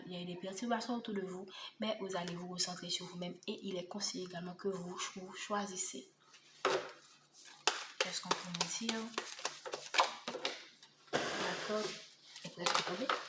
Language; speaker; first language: French; native; French